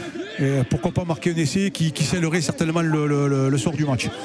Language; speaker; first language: French; native; French